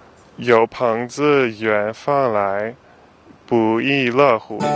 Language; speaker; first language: Chinese; non-native, learner; English